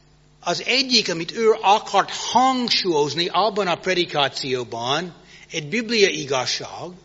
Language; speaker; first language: Hungarian; non-native, fluent; English